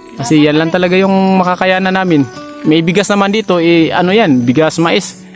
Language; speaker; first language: Filipino; non-native, local second language; Cebuano